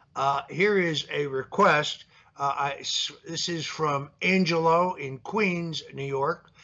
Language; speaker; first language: English; early bilingual, other home language; Italian